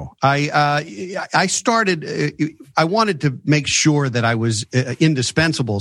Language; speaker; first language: English; native; English